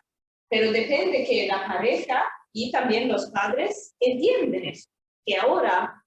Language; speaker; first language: Spanish; non-native, fluent; Swedish